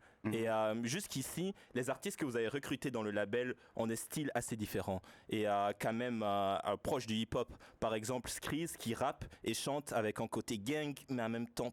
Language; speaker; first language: French; native; French